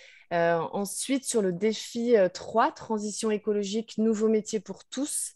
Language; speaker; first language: French; native; French